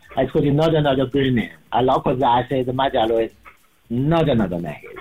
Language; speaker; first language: Hungarian; non-native, learner; Chinese